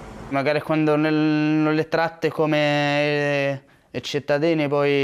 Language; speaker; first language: Italian; early bilingual, other home language; Arabic